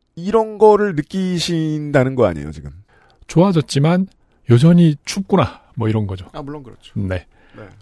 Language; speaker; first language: Korean; native; Korean